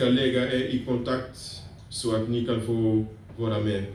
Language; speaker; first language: Swedish; non-native, fluent; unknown